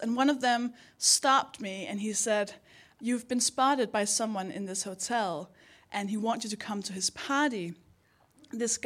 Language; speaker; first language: English; non-native, fluent; Danish